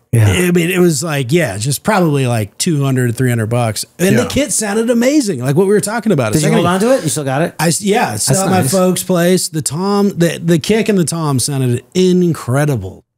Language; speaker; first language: English; native; English